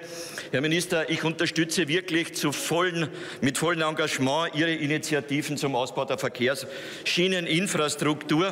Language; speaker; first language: German; native; German